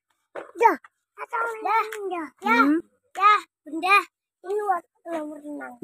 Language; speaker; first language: Indonesian; native; Indonesian